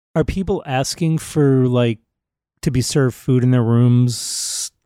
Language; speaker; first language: English; early bilingual, other home language; Italian